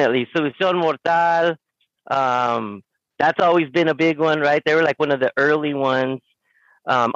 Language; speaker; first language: English; native; English